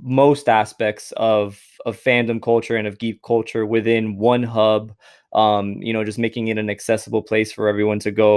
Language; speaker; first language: English; native; English